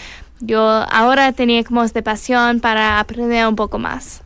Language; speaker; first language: Spanish; non-native, learner; English